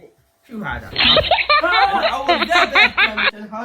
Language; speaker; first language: Arabic; non-native, learner; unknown